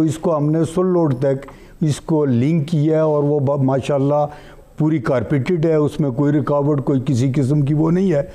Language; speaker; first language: Urdu; non-native, local second language; Punjabi